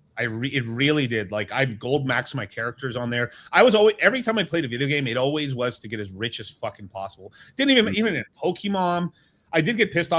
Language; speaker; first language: English; native; English